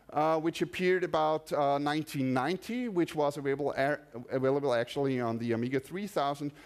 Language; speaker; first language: English; non-native, fluent; German